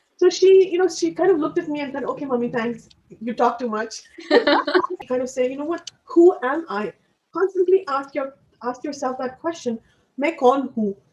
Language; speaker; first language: English; non-native, local second language; Hindi